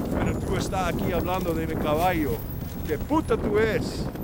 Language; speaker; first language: Spanish; non-native, learner; English